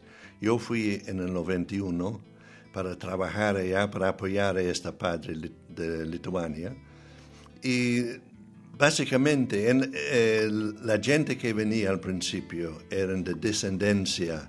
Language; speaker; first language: Spanish; non-native, fluent; English